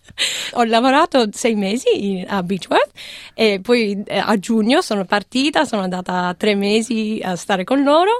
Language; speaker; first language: Italian; non-native, fluent; English